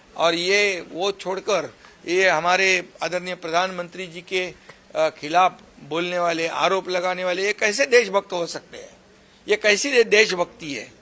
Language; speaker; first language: Hindi; non-native, local second language; Marathi